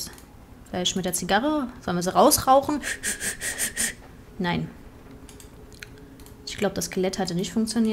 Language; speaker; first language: German; native; German